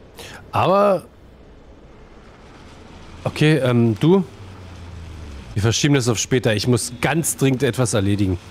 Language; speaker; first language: German; native; German